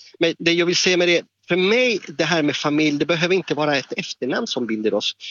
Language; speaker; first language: Swedish; non-native, fluent; Spanish